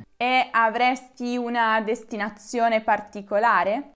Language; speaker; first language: Italian; native; Italian